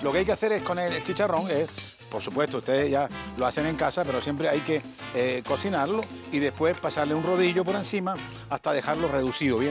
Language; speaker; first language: Spanish; native; Spanish